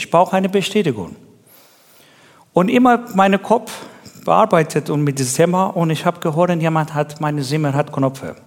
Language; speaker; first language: German; non-native, learner; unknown